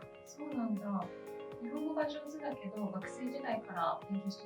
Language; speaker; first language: Japanese; native; Japanese